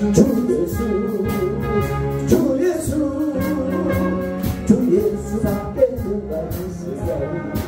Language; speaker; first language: Korean; native; Korean